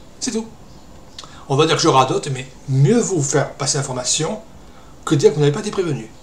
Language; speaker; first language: French; native; French